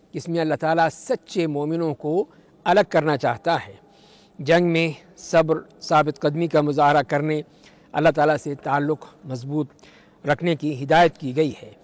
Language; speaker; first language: Urdu; native; Urdu